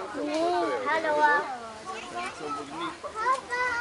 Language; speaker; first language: Swedish; early bilingual, other home language; Achinese